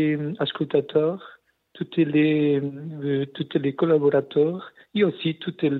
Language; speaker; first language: French; non-native, learner; Portuguese